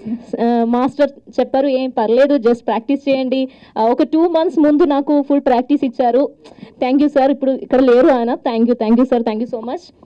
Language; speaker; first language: Telugu; non-native, learner; Malayalam